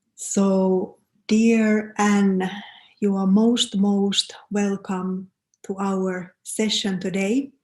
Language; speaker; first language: English; non-native, fluent; Finnish